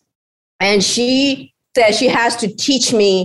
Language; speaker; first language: English; non-native, fluent; Chinese